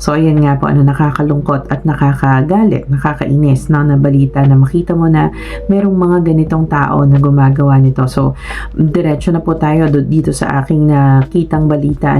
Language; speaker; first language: Filipino; native; Filipino